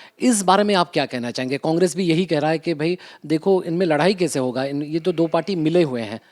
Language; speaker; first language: Hindi; non-native, local second language; Odia